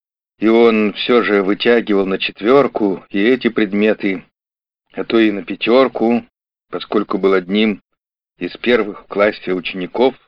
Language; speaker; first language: Russian; native; Russian